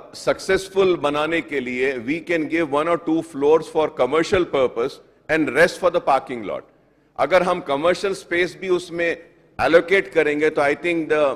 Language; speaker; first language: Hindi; non-native, local second language; Urdu